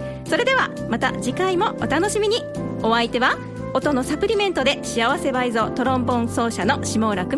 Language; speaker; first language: Japanese; native; Japanese